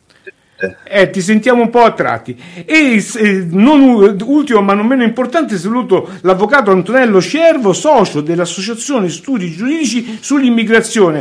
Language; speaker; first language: Italian; native; Italian